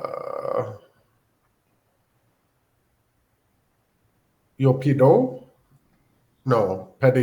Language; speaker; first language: Spanish; non-native, learner; English